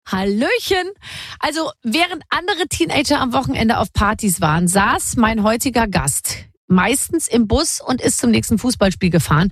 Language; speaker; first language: German; native; German